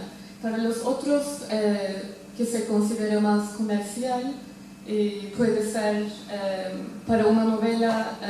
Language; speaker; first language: Spanish; non-native, fluent; Turkish